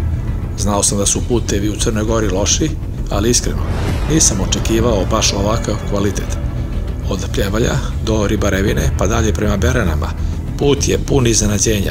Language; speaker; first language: Croatian; native; Croatian